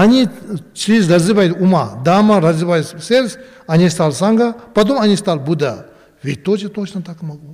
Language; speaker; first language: Russian; non-native, learner; Tibetan